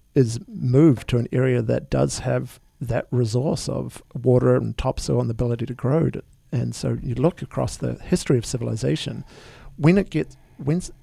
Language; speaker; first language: English; native; English